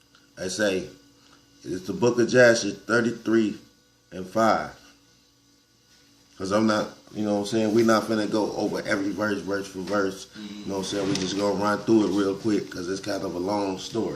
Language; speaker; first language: English; native; English